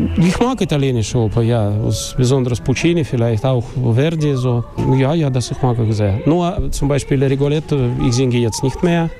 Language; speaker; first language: German; non-native, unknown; Russian